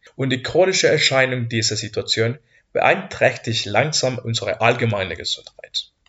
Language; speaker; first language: German; non-native, fluent; Spanish